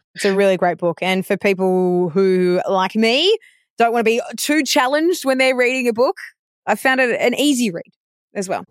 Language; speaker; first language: English; native; English